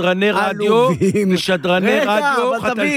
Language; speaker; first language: Hebrew; native; Hebrew